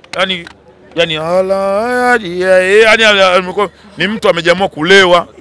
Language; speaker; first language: Swahili; native; Swahili